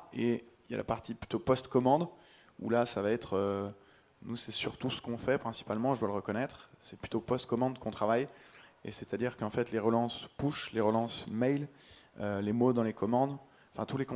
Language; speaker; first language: French; native; French